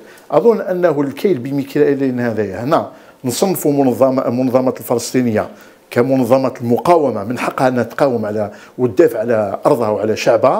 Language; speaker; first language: Arabic; native; Arabic